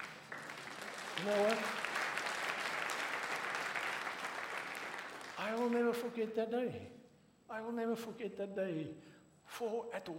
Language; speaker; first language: English; non-native, local second language; Afrikaans